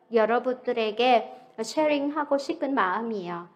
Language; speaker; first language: Korean; non-native, fluent; Vietnamese